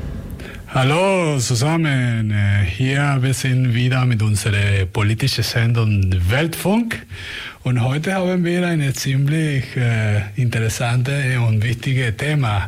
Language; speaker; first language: German; non-native, fluent; Spanish